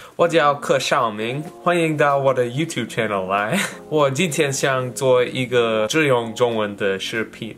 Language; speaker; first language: Chinese; non-native, learner; English